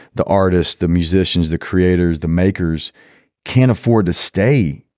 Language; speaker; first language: English; native; English